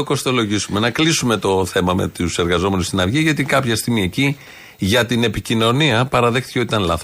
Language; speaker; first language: Greek; native; Greek